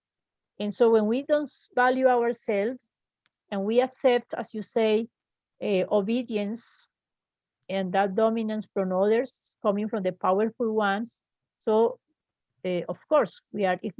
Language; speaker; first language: English; non-native, fluent; Spanish